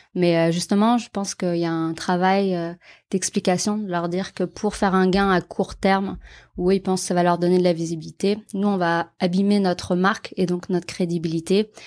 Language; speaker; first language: French; native; French